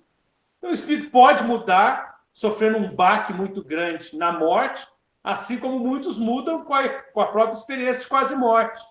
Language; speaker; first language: Portuguese; native; Portuguese